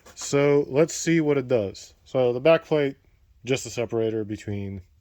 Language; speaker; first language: English; native; English